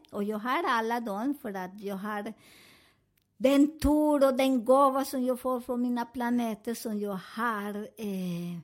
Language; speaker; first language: Swedish; non-native, learner; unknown